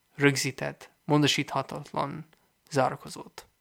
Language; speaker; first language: Hungarian; non-native, fluent; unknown